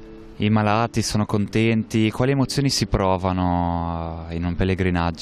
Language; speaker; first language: Italian; native; Italian